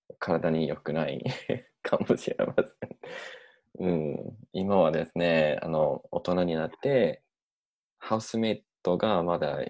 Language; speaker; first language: Japanese; non-native, learner; English